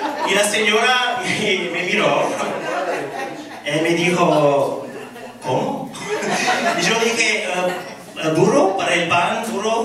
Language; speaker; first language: Spanish; non-native, fluent; English